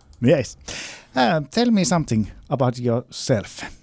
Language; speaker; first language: English; non-native, learner; Finnish